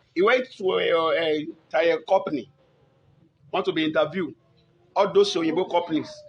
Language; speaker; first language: English; non-native, local second language; Yoruba